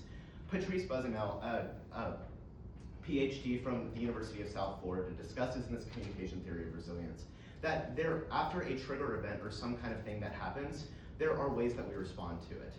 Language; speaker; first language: English; native; English